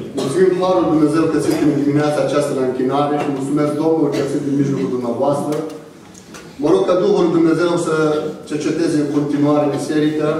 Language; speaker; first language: Romanian; non-native, fluent; Arabic